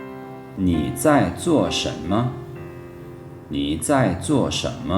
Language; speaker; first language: Chinese; non-native, fluent; Lao